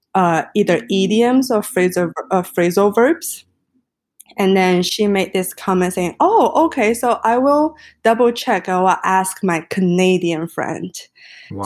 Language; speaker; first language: English; non-native, fluent; Chinese